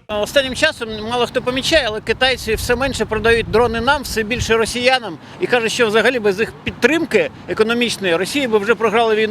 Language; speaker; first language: Ukrainian; native; Ukrainian